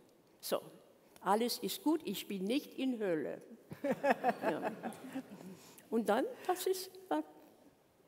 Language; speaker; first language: German; non-native, learner; English